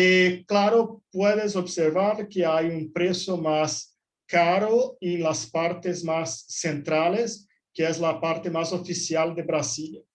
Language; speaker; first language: Spanish; non-native, fluent; Portuguese